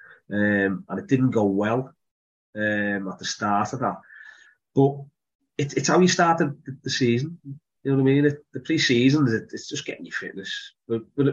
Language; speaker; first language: English; native; English